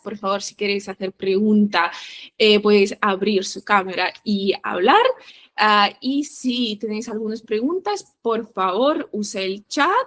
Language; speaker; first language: Spanish; non-native, fluent; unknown